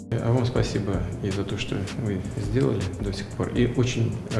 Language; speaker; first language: Russian; native; Russian